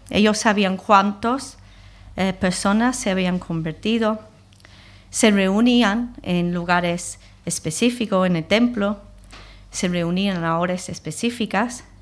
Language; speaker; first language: Spanish; non-native, fluent; English